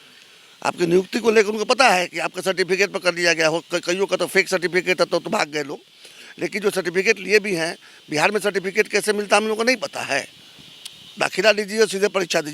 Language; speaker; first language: Hindi; native; Hindi